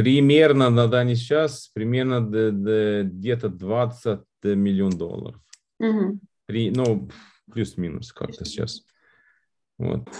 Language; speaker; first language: Russian; non-native, fluent; Lithuanian